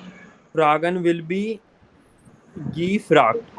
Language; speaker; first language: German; non-native, fluent; Hindi